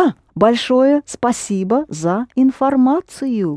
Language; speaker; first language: Russian; non-native, fluent; English